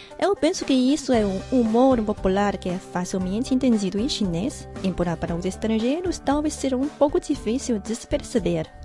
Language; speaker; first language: Portuguese; non-native, fluent; Chinese